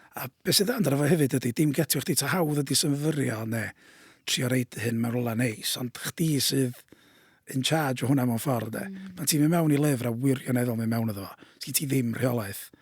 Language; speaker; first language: Welsh; native; Welsh